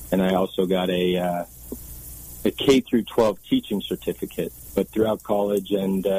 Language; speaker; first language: English; native; English